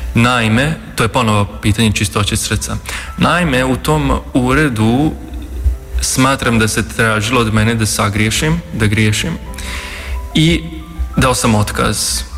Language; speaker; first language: Croatian; non-native, local second language; Hungarian